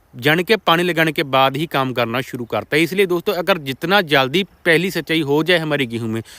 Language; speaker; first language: Hindi; non-native, local second language; Punjabi